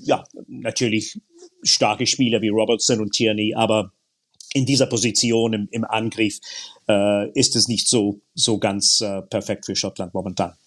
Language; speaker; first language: German; non-native, fluent; English